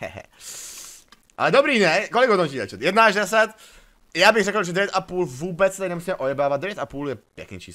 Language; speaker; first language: Czech; native; Czech